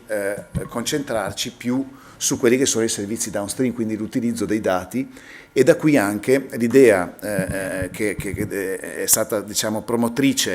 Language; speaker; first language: Italian; native; Italian